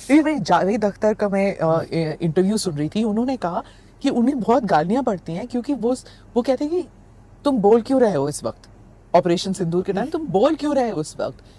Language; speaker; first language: Hindi; native; Hindi